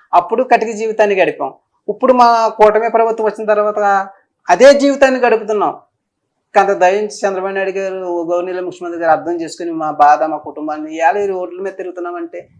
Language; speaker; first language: Telugu; native; Telugu